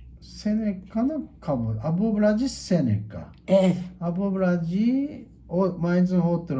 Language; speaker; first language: Portuguese; non-native, learner; Japanese